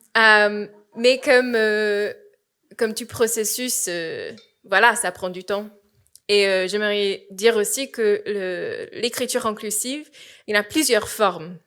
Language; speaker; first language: French; non-native, fluent; English